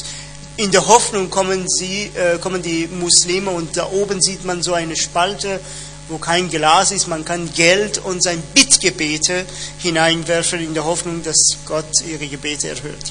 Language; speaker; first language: German; non-native, fluent; Persian